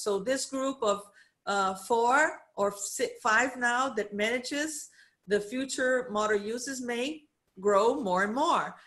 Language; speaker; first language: English; non-native, fluent; Portuguese